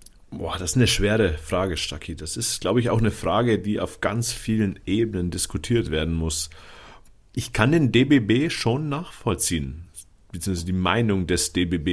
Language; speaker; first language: German; native; German